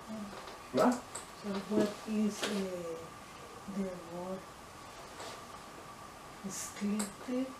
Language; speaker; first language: English; non-native, learner; Spanish